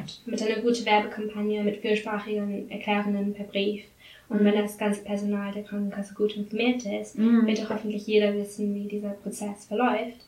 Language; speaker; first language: German; non-native, learner; English